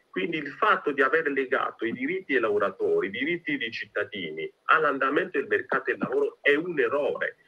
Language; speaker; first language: Italian; non-native, fluent; French